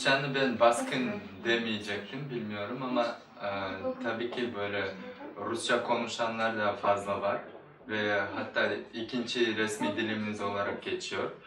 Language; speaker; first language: Turkish; non-native, learner; Kyrgyz